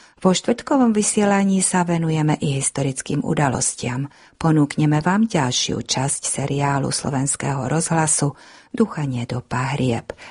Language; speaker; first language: Slovak; early bilingual, heritage; Slovak